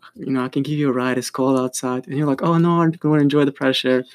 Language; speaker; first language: English; early bilingual, other home language; Ukrainian